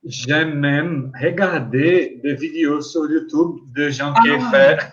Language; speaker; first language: French; non-native, learner; Portuguese